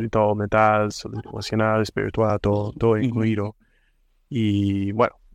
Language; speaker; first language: Spanish; non-native, fluent; English